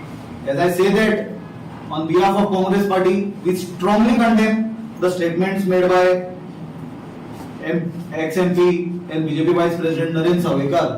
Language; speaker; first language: English; non-native, local second language; Konkani